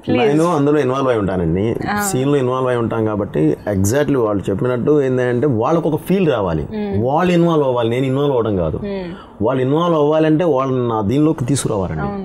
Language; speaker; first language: Telugu; native; Telugu